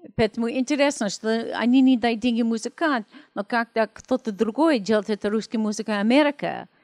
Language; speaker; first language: Russian; non-native, fluent; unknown